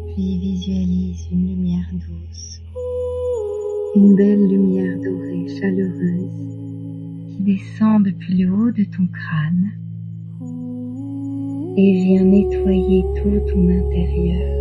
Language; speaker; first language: French; native; French